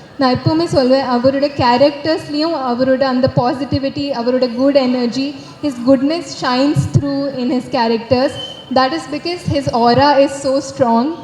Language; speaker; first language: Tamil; non-native, learner; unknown